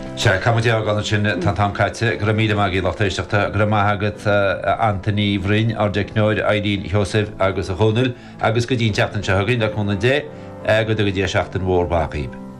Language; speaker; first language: Irish; native; Irish